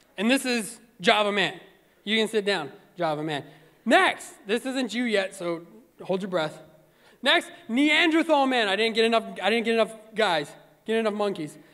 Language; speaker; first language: English; native; English